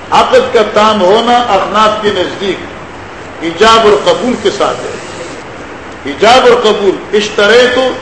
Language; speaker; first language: Urdu; non-native, local second language; Pashto